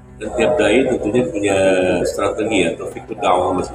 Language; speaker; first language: Indonesian; native; Indonesian